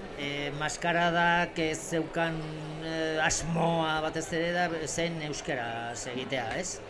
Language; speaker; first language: Basque; non-native, local second language; Spanish